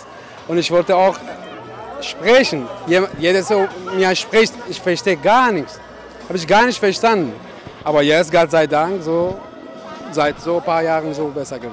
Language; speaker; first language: German; non-native, learner; Persian